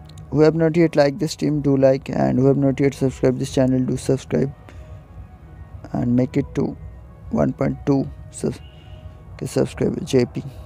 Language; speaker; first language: English; non-native, local second language; Bangla